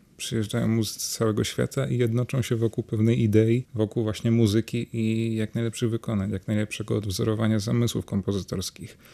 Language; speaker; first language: Polish; native; Polish